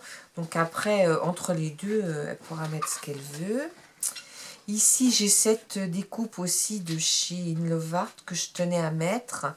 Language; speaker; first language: French; native; French